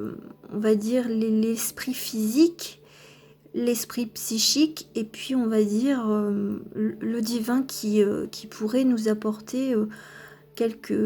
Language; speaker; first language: French; native; French